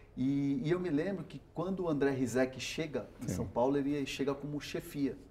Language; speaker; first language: Portuguese; non-native, local second language; Spanish